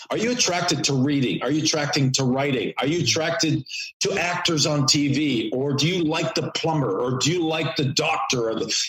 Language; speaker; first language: English; native; English